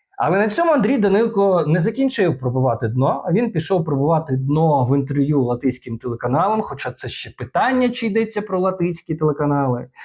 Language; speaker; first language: Ukrainian; non-native, local second language; Russian